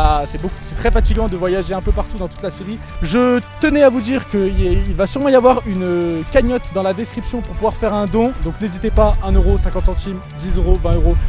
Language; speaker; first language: French; native; French